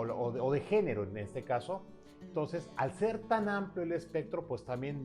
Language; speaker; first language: Spanish; native; Spanish